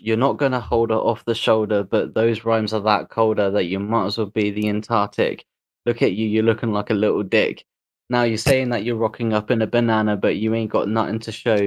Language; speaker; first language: English; native; English